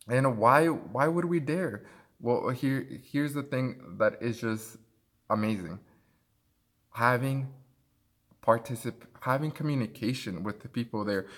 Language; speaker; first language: English; early bilingual, other home language; Spanish